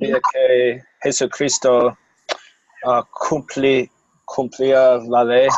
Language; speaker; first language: Spanish; non-native, fluent; English